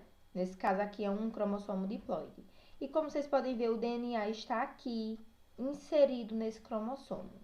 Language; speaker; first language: Portuguese; native; Portuguese